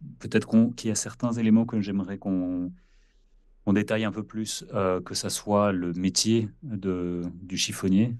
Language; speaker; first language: French; native; French